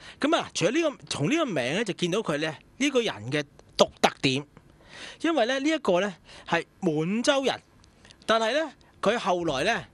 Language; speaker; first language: Cantonese; native; Cantonese